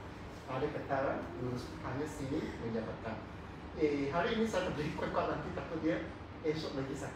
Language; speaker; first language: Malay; non-native, local second language; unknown